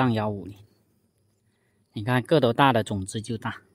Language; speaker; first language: Chinese; non-native, local second language; Cantonese